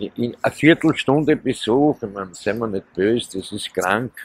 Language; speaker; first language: German; native; German